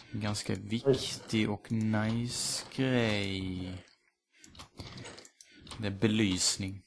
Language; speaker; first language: Swedish; native; Swedish